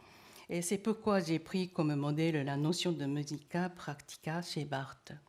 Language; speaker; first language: French; non-native, learner; Japanese